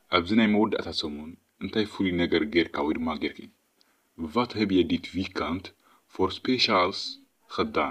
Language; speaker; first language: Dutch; non-native, fluent; Tigrinya